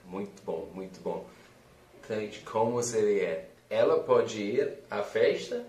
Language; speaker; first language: Portuguese; non-native, fluent; English